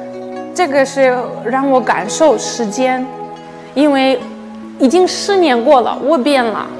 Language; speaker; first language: Chinese; non-native, fluent; Russian